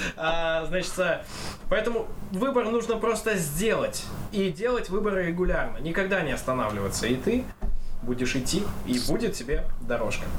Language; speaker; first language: Russian; non-native, local second language; Kazakh